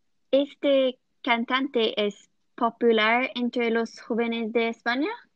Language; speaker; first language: Spanish; non-native, learner; English